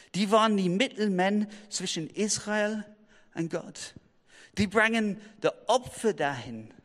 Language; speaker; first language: German; non-native, fluent; English